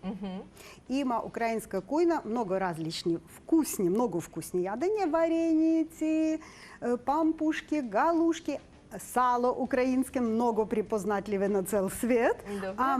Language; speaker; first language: Macedonian; non-native, learner; Ukrainian